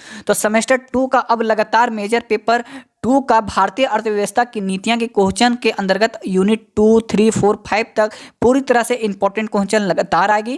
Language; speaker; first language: Hindi; native; Hindi